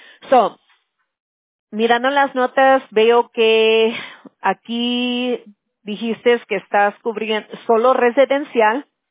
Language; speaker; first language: Spanish; early bilingual, heritage; Spanish